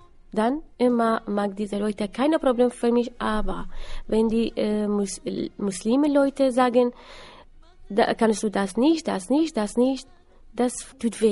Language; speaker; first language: German; non-native, learner; Assyrian Neo-Aramaic